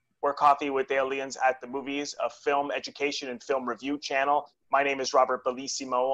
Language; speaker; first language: English; native; English